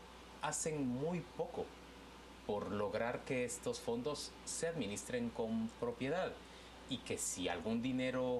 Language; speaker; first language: Spanish; native; Spanish